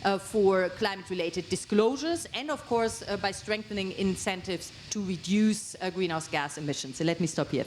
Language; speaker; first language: English; non-native, fluent; German